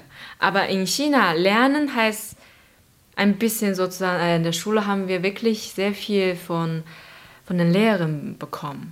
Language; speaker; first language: German; non-native, fluent; Chinese